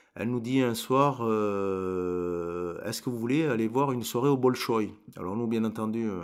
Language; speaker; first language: French; native; French